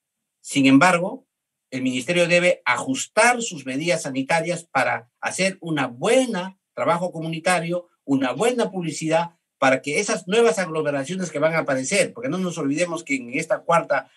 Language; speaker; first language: Spanish; native; Spanish